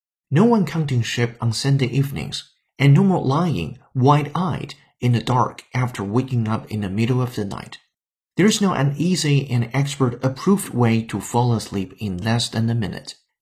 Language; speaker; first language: English; non-native, fluent; Chinese